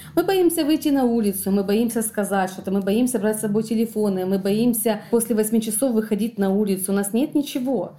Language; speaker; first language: Russian; native; Russian